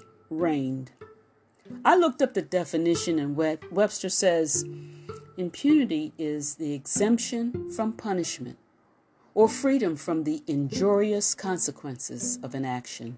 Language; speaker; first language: English; native; English